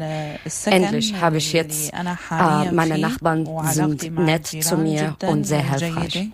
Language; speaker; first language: German; non-native, learner; Arabic